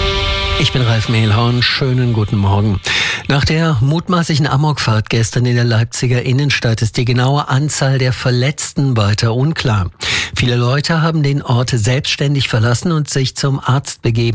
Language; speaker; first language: German; native; German